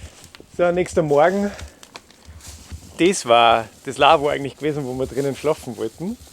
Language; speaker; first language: German; native; German